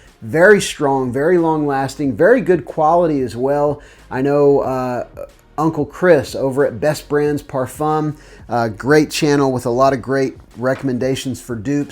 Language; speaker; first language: English; native; English